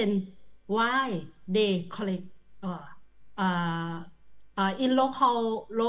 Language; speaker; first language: English; non-native, learner; Thai